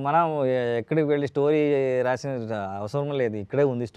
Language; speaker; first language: Telugu; non-native, learner; Kannada